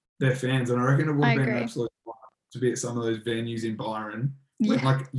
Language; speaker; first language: English; native; English